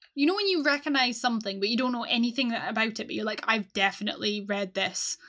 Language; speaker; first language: English; native; English